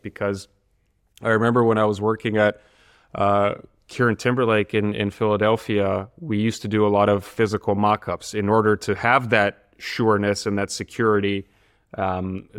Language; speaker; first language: English; non-native, fluent; Bulgarian